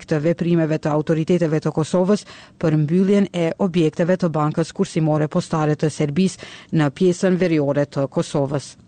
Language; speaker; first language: Albanian; native; Albanian